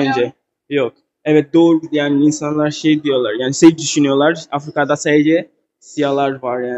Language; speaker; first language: Turkish; non-native, learner; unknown